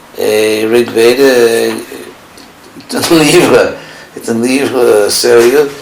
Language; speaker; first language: French; non-native, fluent; English